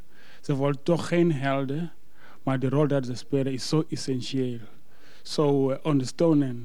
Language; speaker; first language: Dutch; non-native, fluent; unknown